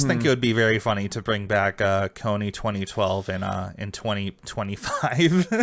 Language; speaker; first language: English; native; English